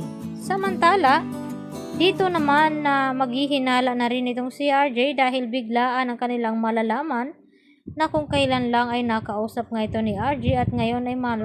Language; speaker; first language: Filipino; native; Filipino